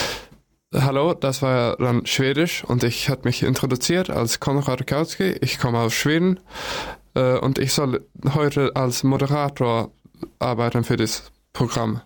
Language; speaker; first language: German; non-native, learner; Swedish